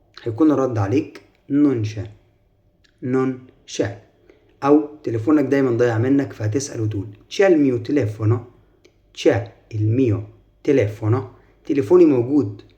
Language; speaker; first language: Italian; non-native, fluent; Arabic